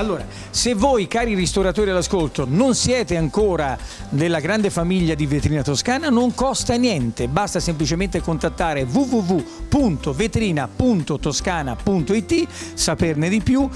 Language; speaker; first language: Italian; native; Italian